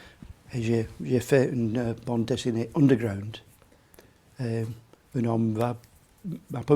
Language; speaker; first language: French; non-native, learner; English